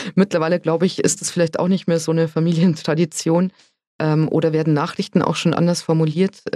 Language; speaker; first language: German; native; German